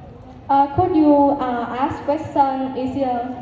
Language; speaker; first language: English; non-native, learner; Vietnamese